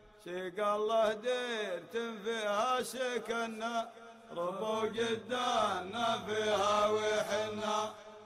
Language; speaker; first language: Arabic; native; Arabic